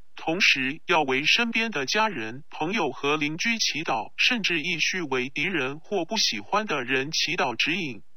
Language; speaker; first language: Chinese; non-native, local second language; Cantonese